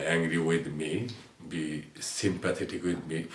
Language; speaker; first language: English; non-native, local second language; Bangla